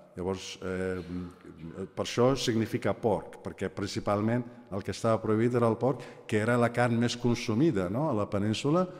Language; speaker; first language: Catalan; non-native, fluent; Aramaic